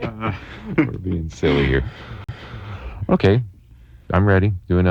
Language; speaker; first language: English; native; English